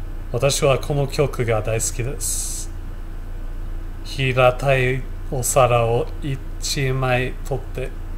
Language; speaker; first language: Japanese; non-native, learner; English